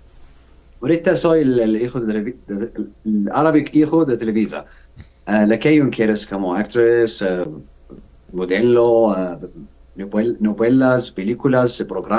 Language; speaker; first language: Spanish; non-native, learner; Arabic